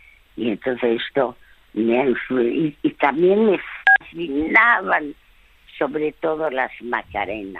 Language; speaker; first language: Spanish; early bilingual, other home language; French